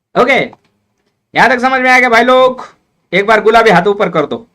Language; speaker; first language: Hindi; non-native, local second language; Marathi